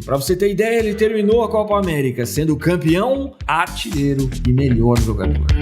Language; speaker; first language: Portuguese; native; Portuguese